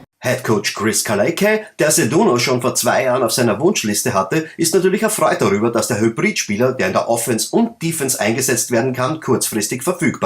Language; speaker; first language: German; native; German